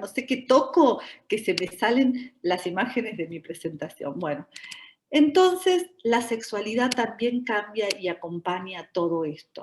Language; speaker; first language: Spanish; native; Spanish